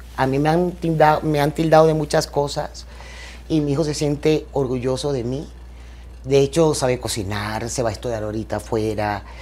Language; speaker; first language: Spanish; native; Spanish